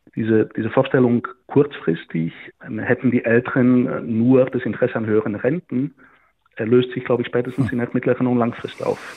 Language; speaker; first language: German; non-native, fluent; Bulgarian